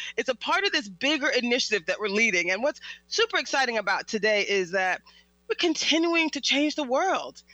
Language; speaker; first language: English; native; English